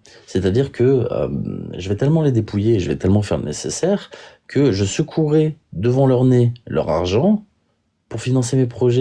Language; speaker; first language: French; native; French